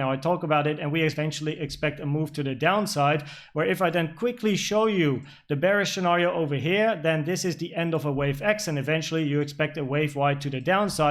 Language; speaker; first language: English; non-native, fluent; Dutch